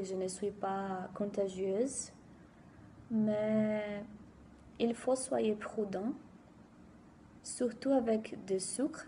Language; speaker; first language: French; non-native, learner; Portuguese